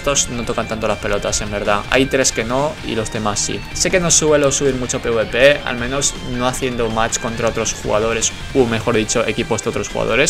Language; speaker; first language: Spanish; native; Spanish